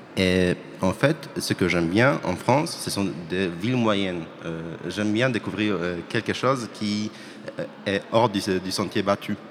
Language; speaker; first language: French; non-native, fluent; Polish